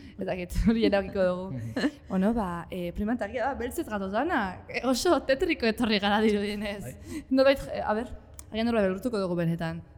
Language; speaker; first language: Basque; native; Basque